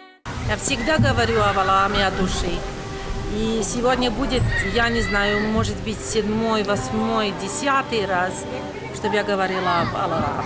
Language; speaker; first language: Russian; non-native, fluent; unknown